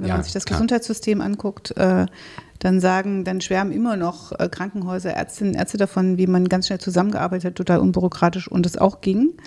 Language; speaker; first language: German; native; German